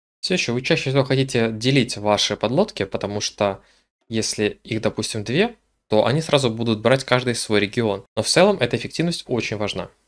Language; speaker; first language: Russian; native; Russian